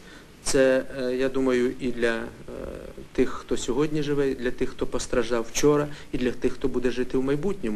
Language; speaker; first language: Ukrainian; native; Ukrainian